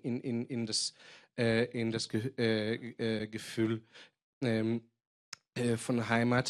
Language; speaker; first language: German; non-native, fluent; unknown